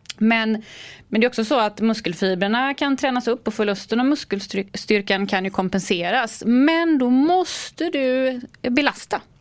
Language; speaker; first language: Swedish; native; Swedish